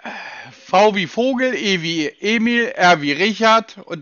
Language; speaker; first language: German; native; German